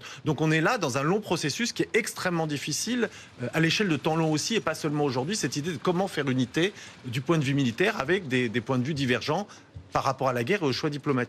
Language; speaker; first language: French; native; French